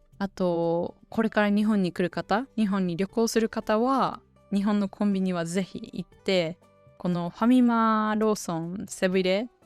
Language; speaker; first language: Japanese; native; Japanese